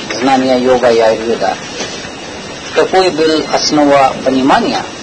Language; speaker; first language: Russian; non-native, learner; Hindi